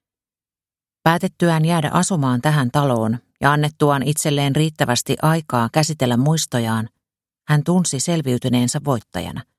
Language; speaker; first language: Finnish; native; Finnish